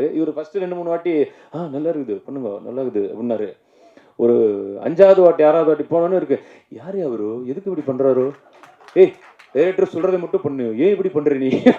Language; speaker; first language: Tamil; native; Tamil